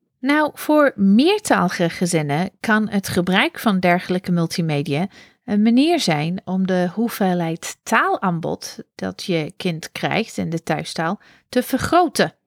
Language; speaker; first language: Dutch; non-native, fluent; English